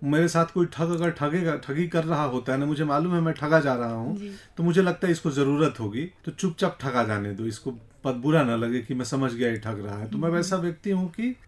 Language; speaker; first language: Hindi; native; Hindi